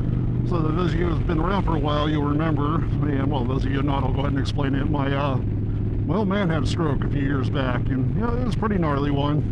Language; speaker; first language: English; native; English